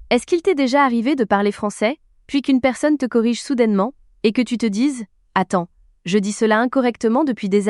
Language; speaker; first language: French; native; French